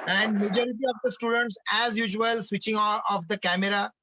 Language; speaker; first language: English; non-native, local second language; Marathi